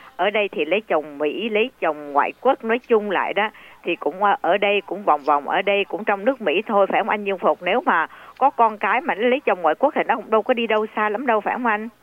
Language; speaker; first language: Vietnamese; native; Vietnamese